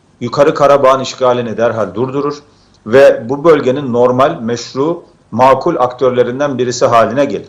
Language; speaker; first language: Turkish; native; Turkish